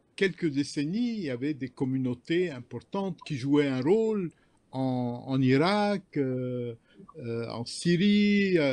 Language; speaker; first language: French; non-native, local second language; Arabic